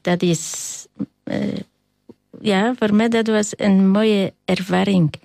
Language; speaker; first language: Dutch; non-native, fluent; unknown